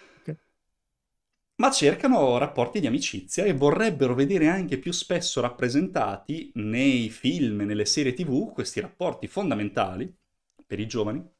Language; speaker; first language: Italian; native; Italian